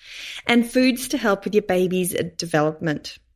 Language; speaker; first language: English; native; English